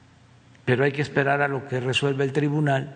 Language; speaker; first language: Spanish; native; Spanish